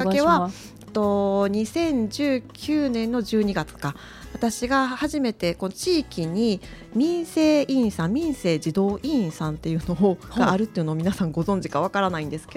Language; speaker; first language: Japanese; native; Japanese